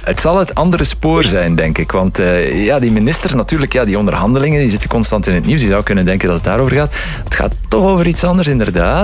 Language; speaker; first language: Dutch; native; Dutch